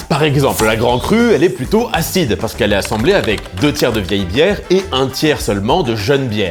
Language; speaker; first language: French; native; French